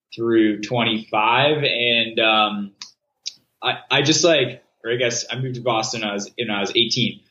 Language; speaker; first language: English; native; English